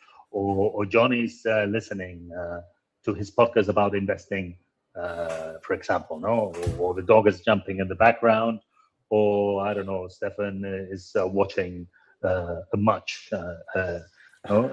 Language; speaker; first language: English; non-native, fluent; Spanish